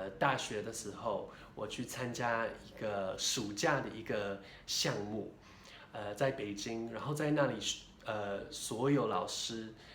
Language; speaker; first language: Chinese; non-native, fluent; English